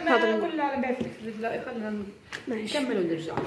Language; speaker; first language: Arabic; native; Arabic